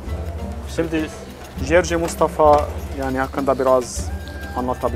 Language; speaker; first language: Turkish; non-native, learner; Arabic